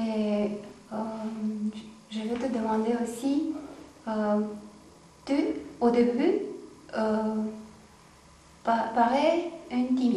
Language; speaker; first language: French; non-native, learner; Romanian